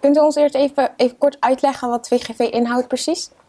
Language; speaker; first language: Dutch; native; Dutch